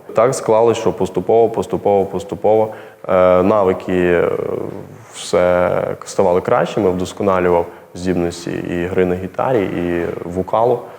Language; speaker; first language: Ukrainian; native; Ukrainian